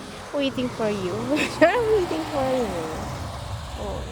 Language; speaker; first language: English; non-native, local second language; Filipino